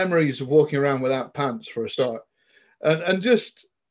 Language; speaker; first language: English; native; English